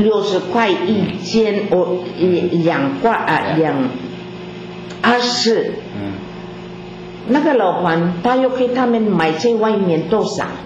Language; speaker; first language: Chinese; non-native, learner; Filipino